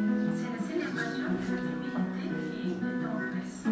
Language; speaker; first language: French; non-native, learner; Uzbek